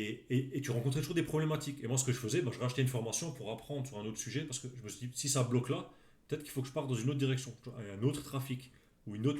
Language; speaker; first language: French; native; French